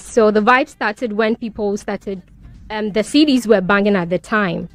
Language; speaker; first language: English; non-native, local second language; Akan